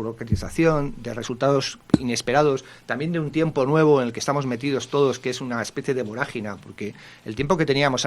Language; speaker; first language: Spanish; native; Spanish